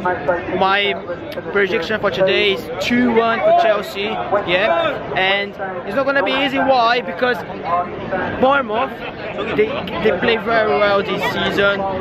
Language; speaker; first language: English; non-native, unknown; Portuguese